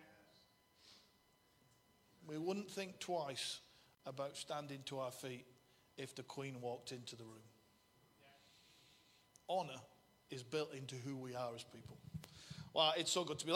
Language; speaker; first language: English; native; English